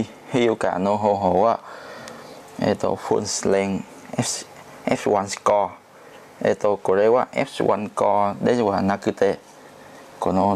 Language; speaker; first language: Japanese; non-native, learner; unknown